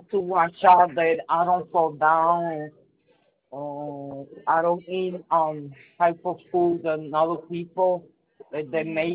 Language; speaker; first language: English; non-native, learner; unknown